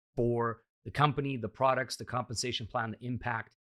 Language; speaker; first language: English; early bilingual, heritage; Hungarian